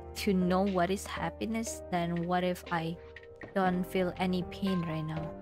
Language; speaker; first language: English; non-native, fluent; Indonesian